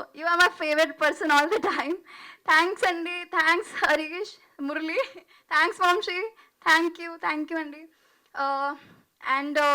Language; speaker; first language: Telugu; non-native, learner; Hindi